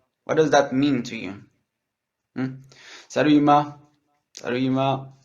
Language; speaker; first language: English; non-native, learner; French